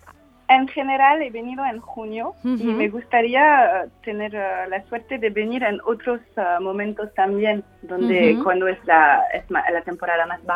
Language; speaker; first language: Spanish; non-native, fluent; French